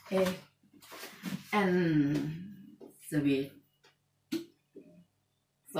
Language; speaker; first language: English; non-native, learner; Thai